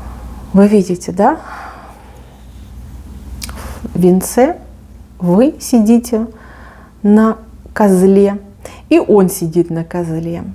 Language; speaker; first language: Russian; native; Russian